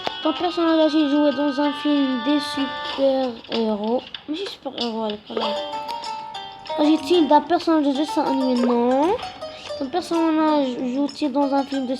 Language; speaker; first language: French; non-native, local second language; Arabic